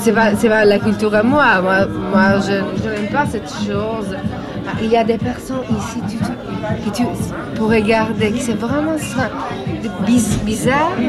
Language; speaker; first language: French; non-native, learner; Italian